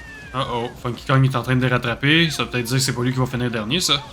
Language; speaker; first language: French; native; French